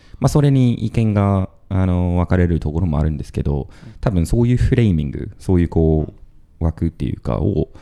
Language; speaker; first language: Japanese; non-native, fluent; English